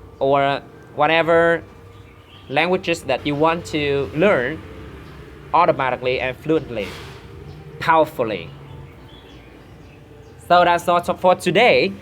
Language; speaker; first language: English; non-native, learner; Vietnamese